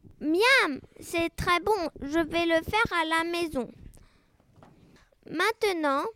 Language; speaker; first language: French; non-native, learner; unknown